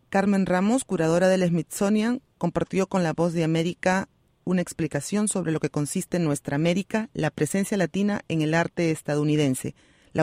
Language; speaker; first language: Spanish; native; Spanish